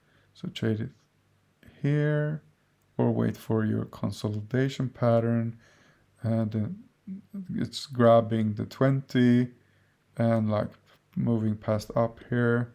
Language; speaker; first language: English; non-native, fluent; Swedish